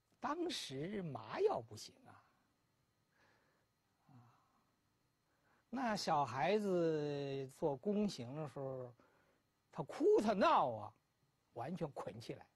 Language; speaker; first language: Chinese; native; Chinese